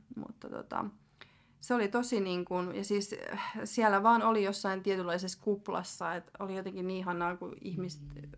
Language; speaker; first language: Finnish; early bilingual, other home language; Russian